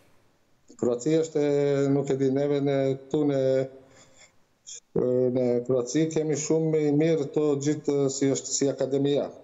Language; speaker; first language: Albanian; non-native, learner; Croatian